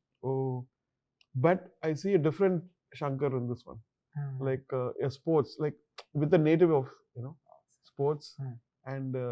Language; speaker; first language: Telugu; non-native, learner; Tamil